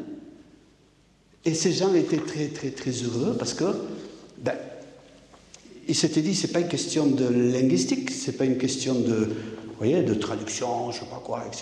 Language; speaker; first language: French; native; French